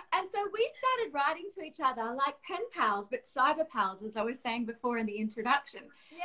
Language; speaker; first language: English; native; English